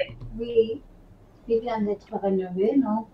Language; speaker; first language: French; non-native, fluent; Spanish